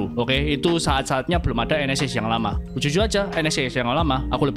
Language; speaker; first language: Indonesian; native; Indonesian